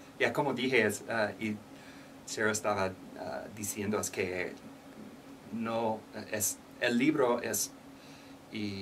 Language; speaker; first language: Spanish; non-native, learner; English